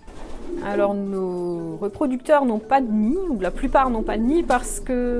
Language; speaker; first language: French; native; French